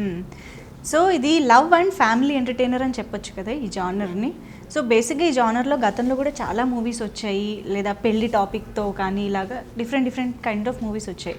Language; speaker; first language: Telugu; native; Telugu